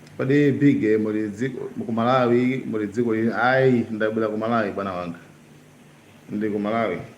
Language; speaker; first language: Nyanja; native; Nyanja